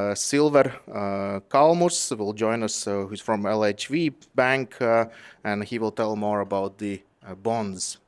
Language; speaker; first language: English; non-native, fluent; Latvian